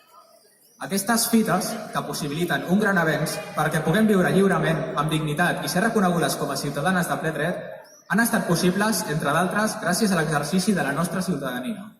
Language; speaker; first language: Catalan; native; Catalan